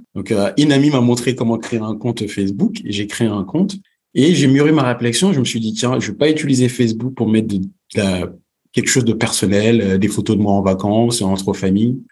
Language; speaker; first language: French; early bilingual, other home language; Fula